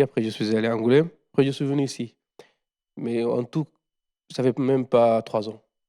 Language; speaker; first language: French; non-native, learner; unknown